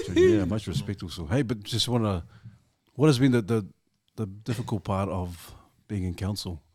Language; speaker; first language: English; native; English